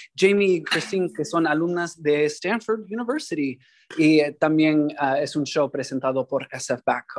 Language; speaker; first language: Spanish; early bilingual, heritage; Spanish